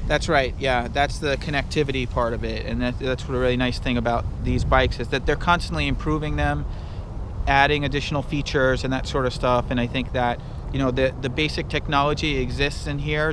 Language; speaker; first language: English; native; English